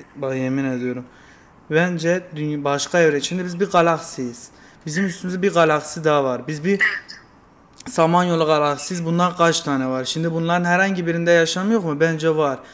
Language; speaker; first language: Turkish; native; Turkish